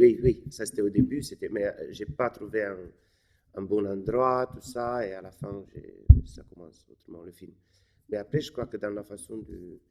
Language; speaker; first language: French; non-native, fluent; Romanian